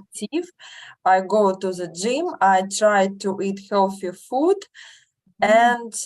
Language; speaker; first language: English; non-native, learner; Russian